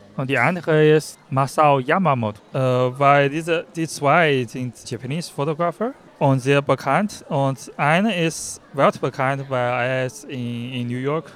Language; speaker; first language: German; non-native, learner; Chinese